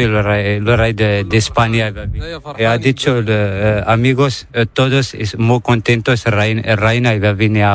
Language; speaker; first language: Spanish; non-native, learner; Arabic